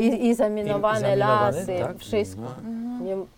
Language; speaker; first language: Polish; non-native, fluent; Ukrainian